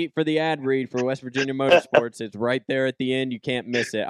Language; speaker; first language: English; native; English